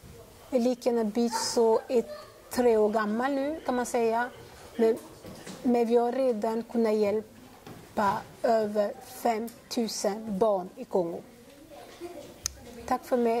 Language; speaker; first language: Swedish; non-native, fluent; Lingala